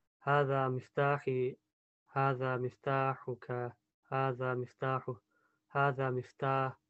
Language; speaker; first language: Arabic; non-native, learner; English